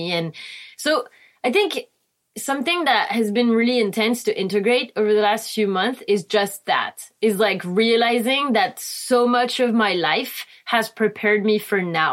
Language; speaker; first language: English; non-native, fluent; French